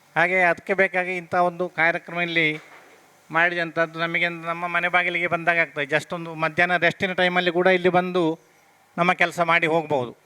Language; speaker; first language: Kannada; native; Kannada